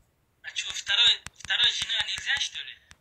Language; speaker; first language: Russian; non-native, learner; Uzbek